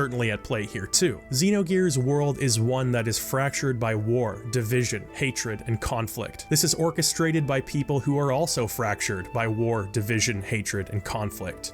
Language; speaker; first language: English; native; English